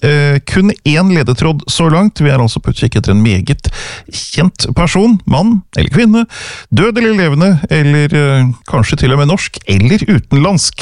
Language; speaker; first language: Norwegian; native; Norwegian